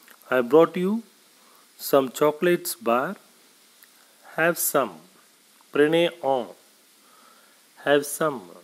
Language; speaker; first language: English; non-native, local second language; Tamil